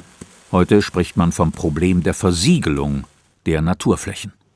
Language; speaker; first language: German; native; German